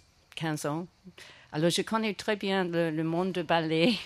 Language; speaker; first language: French; non-native, fluent; English